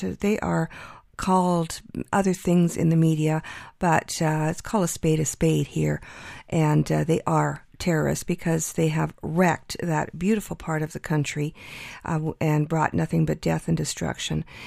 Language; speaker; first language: English; early bilingual, other home language; Ukrainian